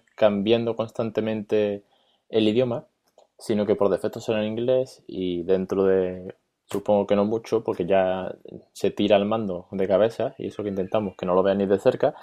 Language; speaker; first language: Spanish; native; Spanish